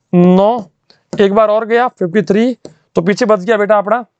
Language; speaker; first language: Hindi; native; Hindi